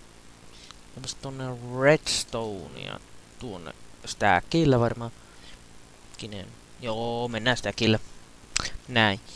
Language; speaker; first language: Finnish; native; Finnish